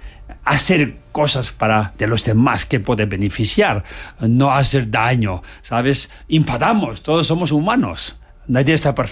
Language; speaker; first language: Spanish; non-native, learner; Tibetan